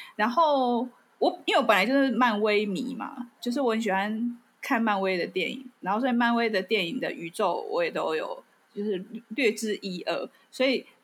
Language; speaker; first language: Chinese; native; Chinese